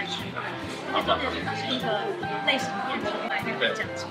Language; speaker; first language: Chinese; native; Chinese